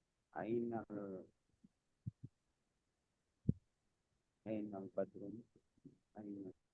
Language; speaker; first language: Arabic; non-native, learner; Indonesian